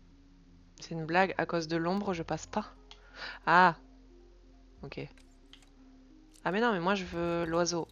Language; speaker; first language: French; native; French